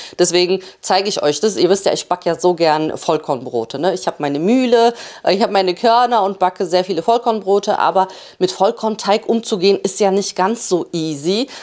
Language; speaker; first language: German; early bilingual, other home language; Polish